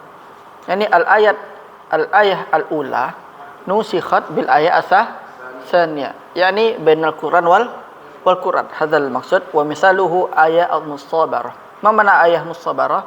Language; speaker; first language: Arabic; non-native, fluent; Indonesian